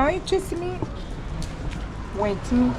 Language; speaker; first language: English; non-native, learner; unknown